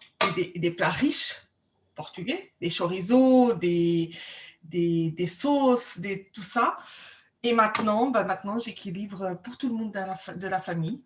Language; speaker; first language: French; non-native, fluent; Portuguese